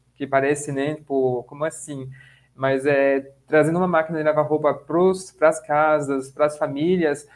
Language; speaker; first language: Portuguese; non-native, fluent; French